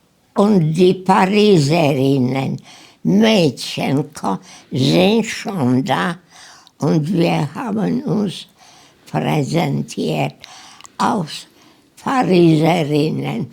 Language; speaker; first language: German; non-native, learner; Polish